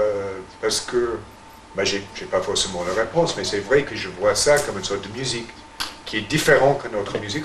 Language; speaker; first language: French; non-native, fluent; English